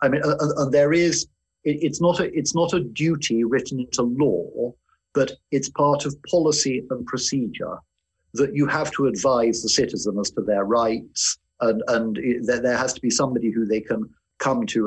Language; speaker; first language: English; native; English